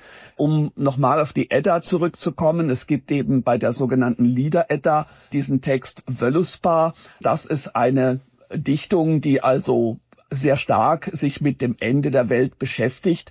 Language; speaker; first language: German; native; German